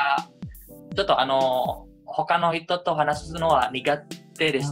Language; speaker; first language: Japanese; non-native, fluent; Indonesian